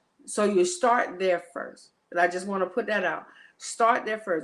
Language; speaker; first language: English; native; English